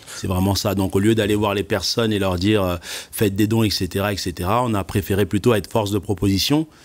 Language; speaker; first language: French; native; French